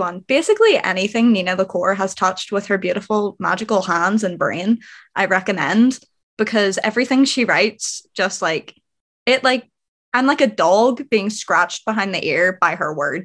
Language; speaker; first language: English; native; English